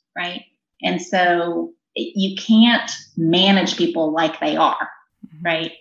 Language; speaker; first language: English; native; English